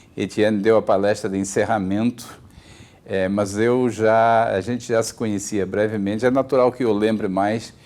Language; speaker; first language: Portuguese; native; Portuguese